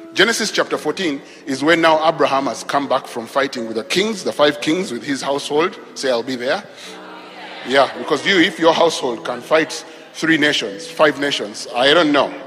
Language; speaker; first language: English; non-native, local second language; Ganda